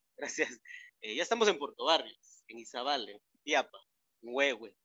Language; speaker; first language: Spanish; native; Spanish